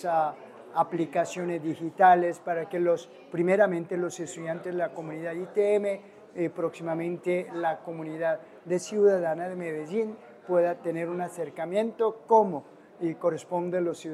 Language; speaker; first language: Spanish; non-native, fluent; Korean